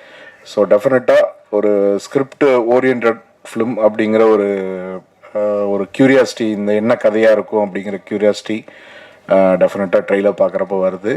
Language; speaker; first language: Tamil; native; Tamil